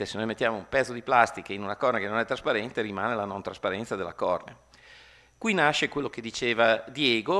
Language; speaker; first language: Italian; native; Italian